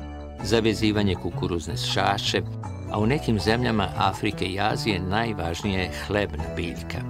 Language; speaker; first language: Serbian; native; Serbian